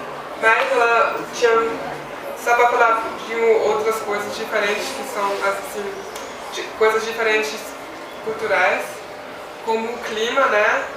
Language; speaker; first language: Portuguese; non-native, fluent; Swiss German